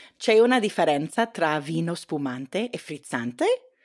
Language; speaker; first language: Italian; non-native, learner; English